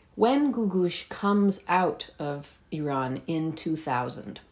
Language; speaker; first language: English; early bilingual, heritage; Persian